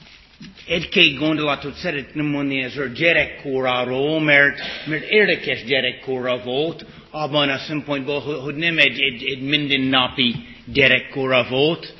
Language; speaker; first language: Hungarian; non-native, fluent; English